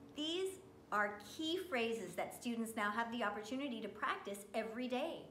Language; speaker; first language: English; native; English